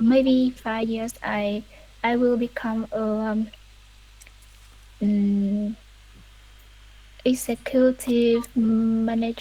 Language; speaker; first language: English; non-native, learner; Vietnamese